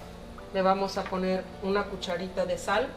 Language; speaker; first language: Spanish; native; Spanish